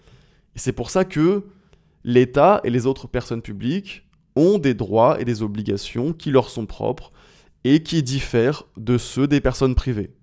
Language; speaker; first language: French; native; French